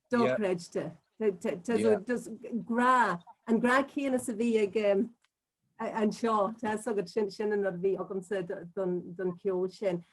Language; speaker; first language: Irish; non-native, local second language; English